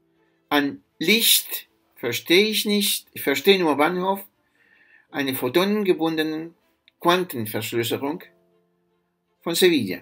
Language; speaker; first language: German; non-native, fluent; Spanish